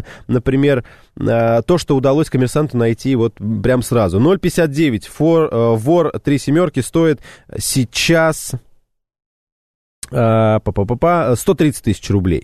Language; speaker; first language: Russian; native; Russian